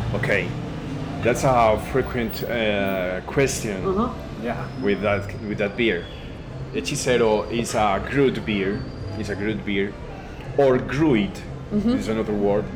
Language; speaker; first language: English; non-native, learner; Spanish